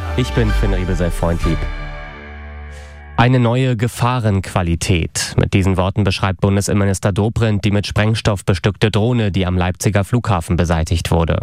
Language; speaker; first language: German; native; German